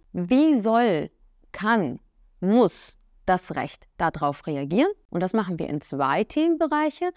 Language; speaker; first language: German; early bilingual, other home language; Arabic